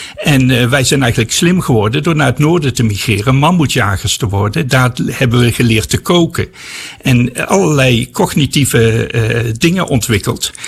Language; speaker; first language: Dutch; native; Dutch